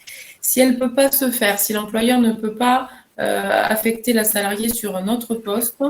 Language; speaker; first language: French; native; French